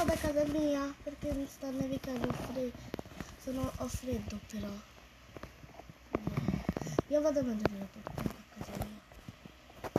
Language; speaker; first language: Italian; early bilingual, other home language; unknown